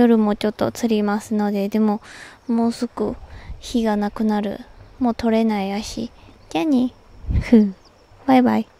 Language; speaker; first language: Japanese; non-native, learner; Chinese